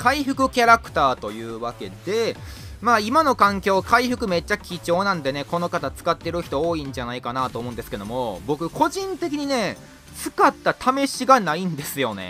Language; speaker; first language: Japanese; native; Japanese